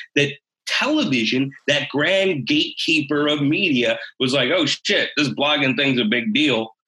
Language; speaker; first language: English; native; English